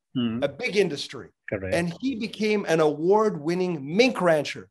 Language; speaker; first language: English; native; English